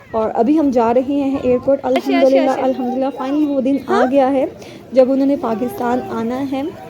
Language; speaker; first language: Urdu; native; Urdu